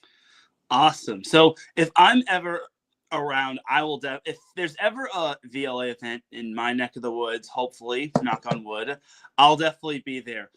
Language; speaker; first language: English; native; English